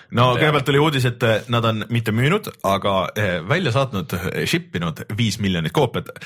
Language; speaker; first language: Estonian; native; Estonian